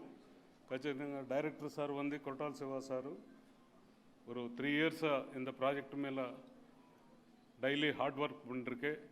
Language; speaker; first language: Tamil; non-native, learner; Telugu